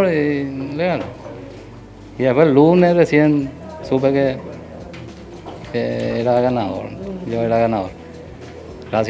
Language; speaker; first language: Spanish; non-native, local second language; Guarani